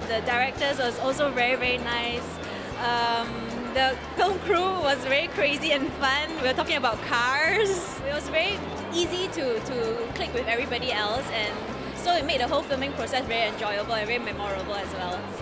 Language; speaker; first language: English; non-native, local second language; Chinese